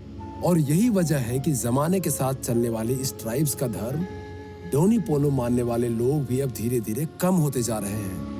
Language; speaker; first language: Hindi; native; Hindi